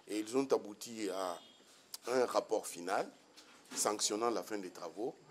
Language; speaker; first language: French; non-native, local second language; Swahili